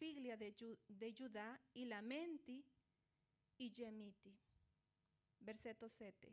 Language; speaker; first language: Italian; non-native, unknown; Portuguese